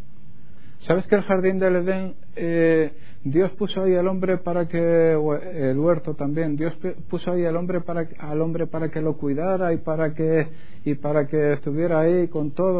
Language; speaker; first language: Spanish; native; Spanish